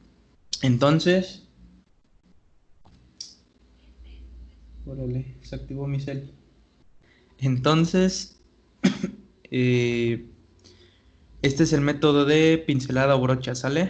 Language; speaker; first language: Spanish; native; Spanish